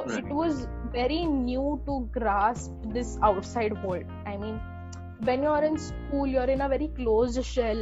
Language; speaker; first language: English; non-native, local second language; Hindi